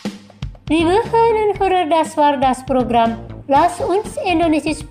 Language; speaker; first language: German; non-native, fluent; Indonesian